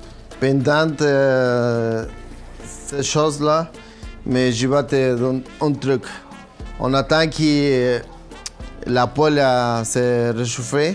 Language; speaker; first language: French; non-native, learner; Spanish